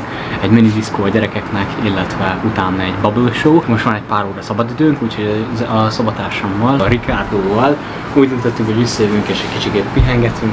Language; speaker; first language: Hungarian; native; Hungarian